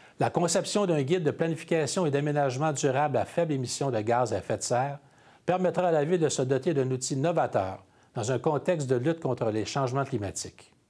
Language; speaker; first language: French; native; French